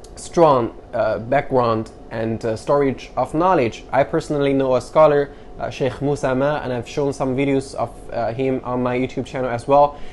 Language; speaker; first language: English; non-native, fluent; Chinese